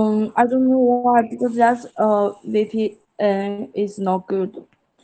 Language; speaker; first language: English; non-native, learner; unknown